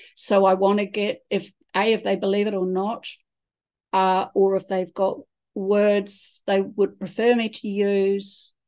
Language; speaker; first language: English; native; English